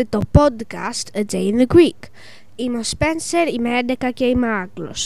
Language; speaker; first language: Greek; early bilingual, heritage; English